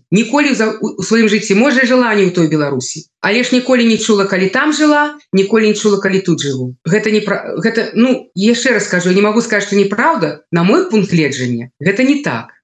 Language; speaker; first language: Belarusian; non-native, local second language; Russian